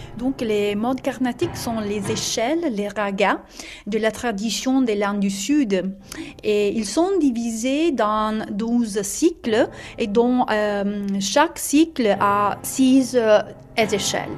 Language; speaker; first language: French; non-native, learner; Italian